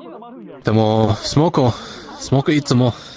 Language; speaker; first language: Japanese; non-native, learner; Spanish